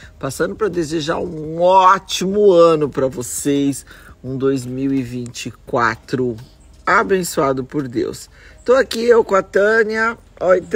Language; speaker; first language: Portuguese; native; Portuguese